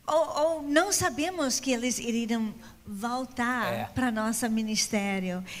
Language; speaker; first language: Portuguese; non-native, fluent; English